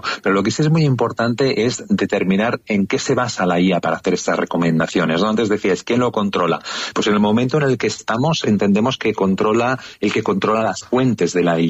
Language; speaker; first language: Spanish; native; Spanish